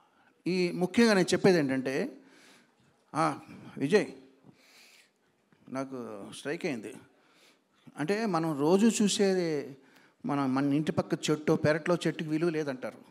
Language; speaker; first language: Telugu; native; Telugu